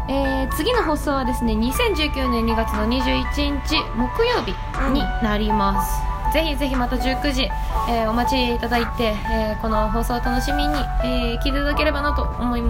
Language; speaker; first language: Japanese; native; Japanese